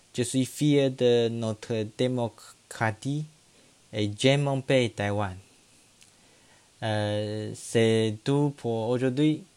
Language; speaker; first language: French; non-native, learner; Chinese